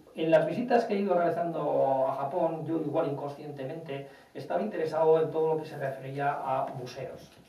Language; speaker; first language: Spanish; native; Spanish